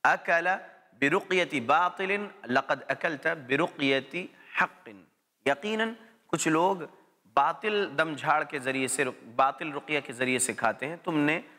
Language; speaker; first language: Urdu; native; Urdu